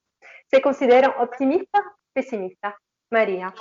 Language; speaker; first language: Spanish; non-native, fluent; Portuguese